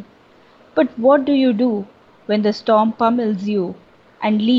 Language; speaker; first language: English; non-native, local second language; Bangla